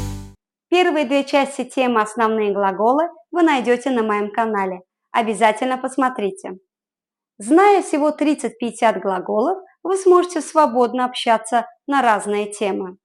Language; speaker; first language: Russian; non-native, fluent; Azerbaijani